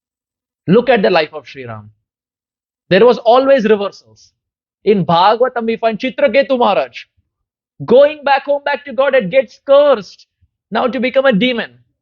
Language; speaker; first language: English; non-native, local second language; Hindi